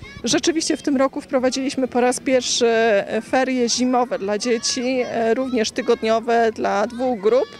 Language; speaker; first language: Polish; native; Polish